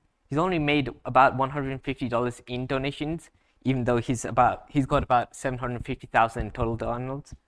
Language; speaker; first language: English; native; English